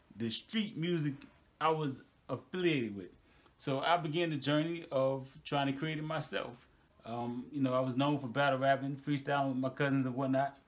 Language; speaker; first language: English; native; English